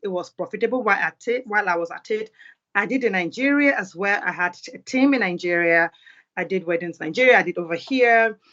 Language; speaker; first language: English; non-native, local second language; Yoruba